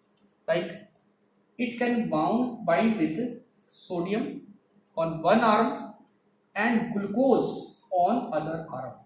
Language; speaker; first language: English; non-native, local second language; Hindi